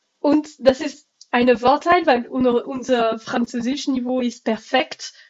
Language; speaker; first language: German; non-native, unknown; French